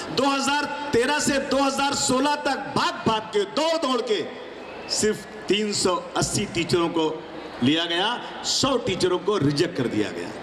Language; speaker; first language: Urdu; native; Urdu